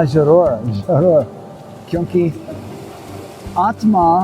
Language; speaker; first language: Hindi; non-native, learner; English